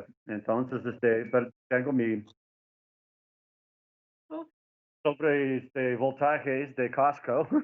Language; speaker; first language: Spanish; non-native, fluent; English